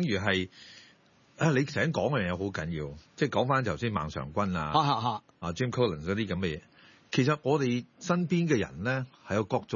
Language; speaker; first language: Cantonese; native; Cantonese